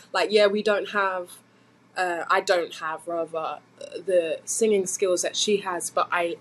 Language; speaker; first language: English; native; English